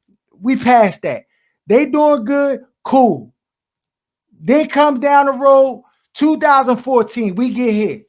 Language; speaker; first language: English; native; English